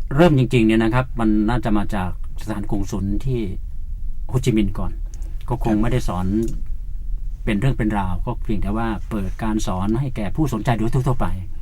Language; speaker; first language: Thai; native; Thai